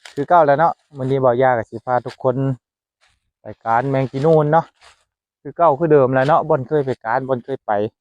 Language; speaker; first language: Thai; native; Thai